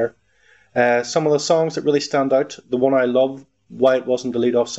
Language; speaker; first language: English; native; English